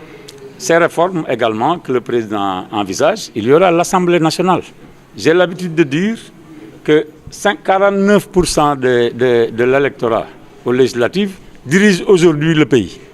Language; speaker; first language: French; non-native, local second language; Wolof